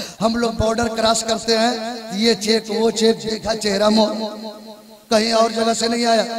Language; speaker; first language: Hindi; non-native, local second language; Urdu